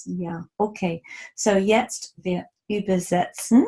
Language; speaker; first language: German; non-native, fluent; English